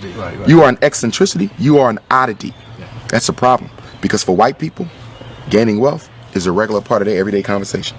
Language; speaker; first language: English; native; English